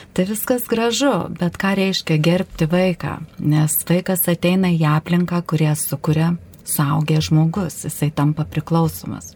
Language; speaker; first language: Lithuanian; native; Lithuanian